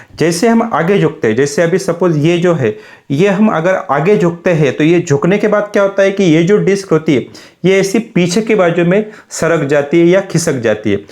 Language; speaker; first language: Hindi; non-native, local second language; Marathi